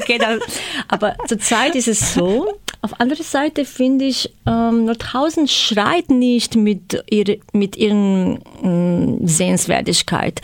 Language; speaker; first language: German; non-native, fluent; Croatian